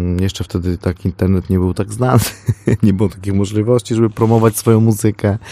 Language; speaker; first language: Polish; non-native, fluent; Armenian